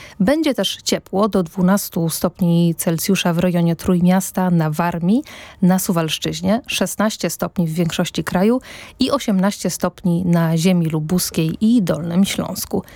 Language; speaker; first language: Polish; native; Polish